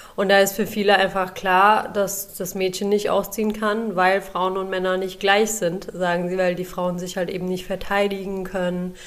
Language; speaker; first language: German; early bilingual, other home language; Urdu